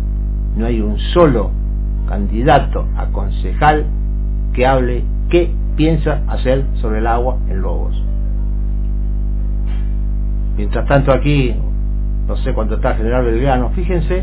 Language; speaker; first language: Spanish; native; Spanish